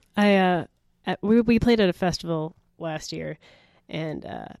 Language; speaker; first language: English; native; English